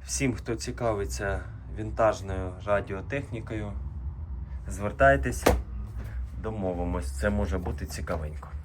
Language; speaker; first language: Ukrainian; non-native, local second language; Russian